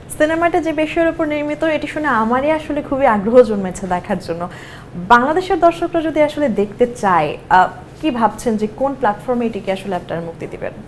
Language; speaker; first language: Bangla; native; Bangla